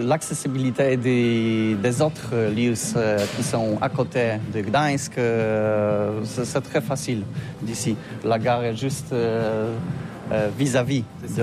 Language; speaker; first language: French; non-native, learner; Polish